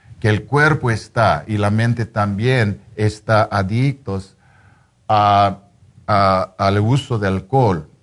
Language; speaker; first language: Spanish; non-native, fluent; English